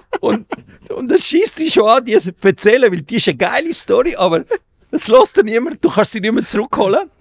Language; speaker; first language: German; early bilingual, other home language; Spanish